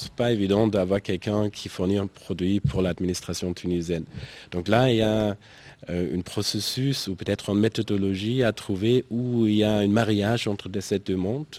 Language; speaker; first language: French; non-native, fluent; German